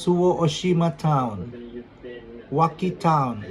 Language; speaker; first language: English; non-native, local second language; Filipino